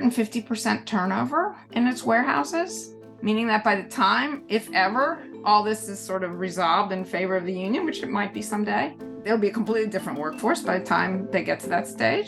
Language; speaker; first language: English; native; English